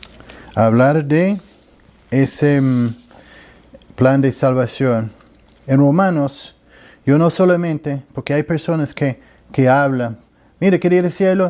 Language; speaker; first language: Spanish; non-native, learner; English